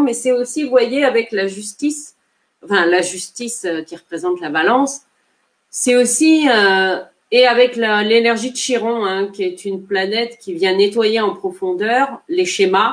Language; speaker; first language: French; native; French